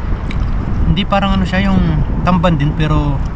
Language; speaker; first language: Filipino; native; Filipino